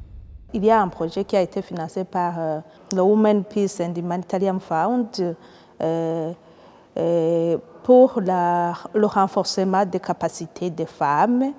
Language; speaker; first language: French; native; French